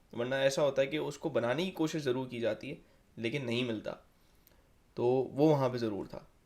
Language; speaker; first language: Urdu; native; Urdu